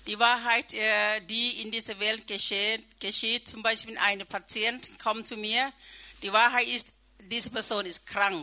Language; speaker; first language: German; non-native, learner; Thai